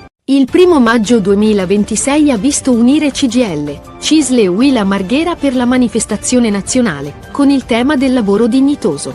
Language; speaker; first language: Italian; native; Italian